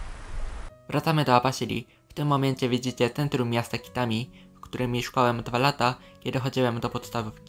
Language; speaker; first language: Polish; early bilingual, heritage; Polish